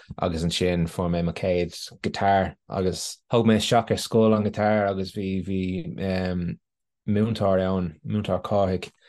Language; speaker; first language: Irish; non-native, local second language; English